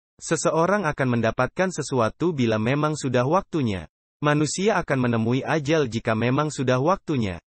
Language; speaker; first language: Indonesian; non-native, local second language; Buginese